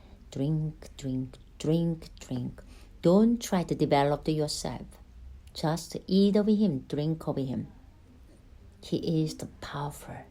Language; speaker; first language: English; non-native, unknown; Korean